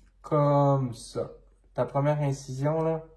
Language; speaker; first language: French; native; French